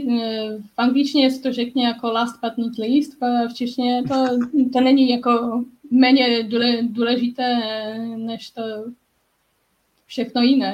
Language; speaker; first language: Czech; non-native, learner; Polish